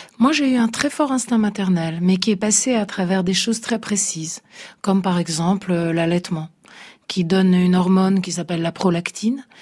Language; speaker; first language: French; early bilingual, other home language; Italian